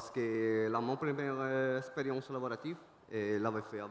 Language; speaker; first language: French; non-native, learner; Italian